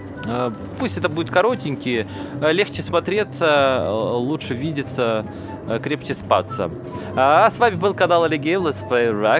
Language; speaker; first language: Russian; native; Russian